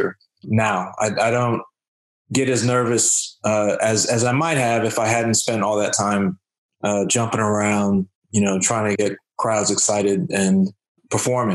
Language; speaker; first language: English; native; English